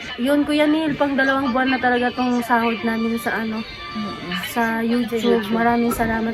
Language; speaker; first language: Filipino; non-native, local second language; Bikol